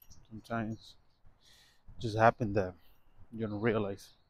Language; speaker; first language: English; non-native, fluent; Spanish